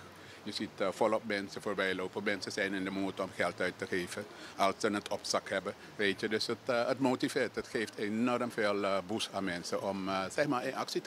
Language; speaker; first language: Dutch; native; Dutch